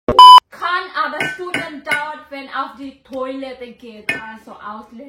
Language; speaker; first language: German; non-native, learner; Indonesian